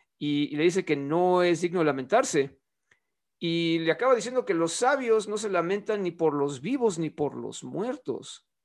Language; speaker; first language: Spanish; native; Spanish